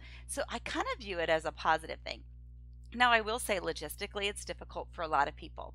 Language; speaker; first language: English; native; English